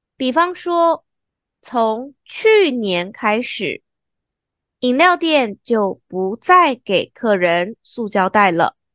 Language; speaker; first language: Chinese; native; Chinese